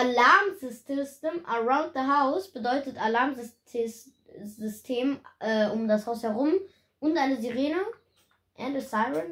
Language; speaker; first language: German; native; German